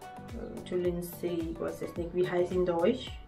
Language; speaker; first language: German; non-native, learner; Thai